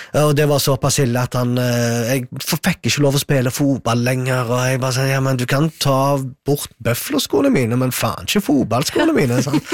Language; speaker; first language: Norwegian; early bilingual, other home language; Arabic